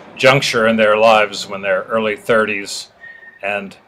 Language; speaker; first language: English; native; English